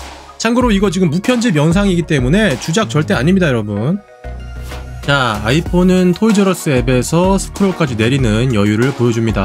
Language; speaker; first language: Korean; native; Korean